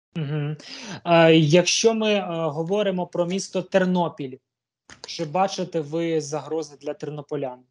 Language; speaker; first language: Ukrainian; native; Ukrainian